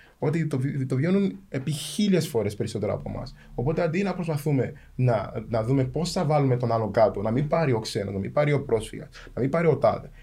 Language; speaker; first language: Greek; early bilingual, other home language; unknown